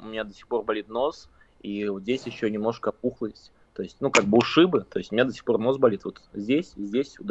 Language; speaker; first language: Russian; native; Russian